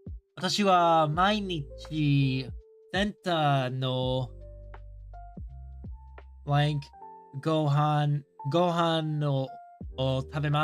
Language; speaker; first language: Japanese; non-native, learner; English